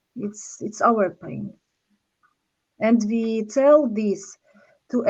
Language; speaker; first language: English; non-native, learner; Ukrainian